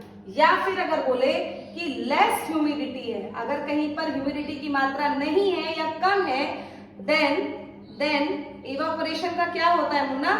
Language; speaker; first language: Hindi; native; Hindi